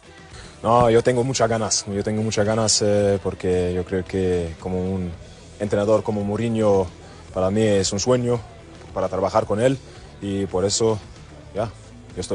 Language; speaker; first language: Spanish; non-native, learner; German